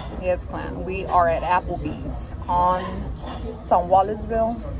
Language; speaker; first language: English; early bilingual, other home language; Spanish